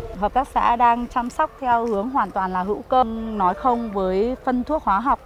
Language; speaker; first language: Vietnamese; non-native, local second language; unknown